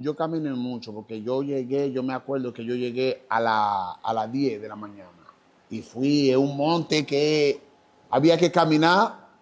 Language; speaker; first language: Spanish; non-native, fluent; Haitian Creole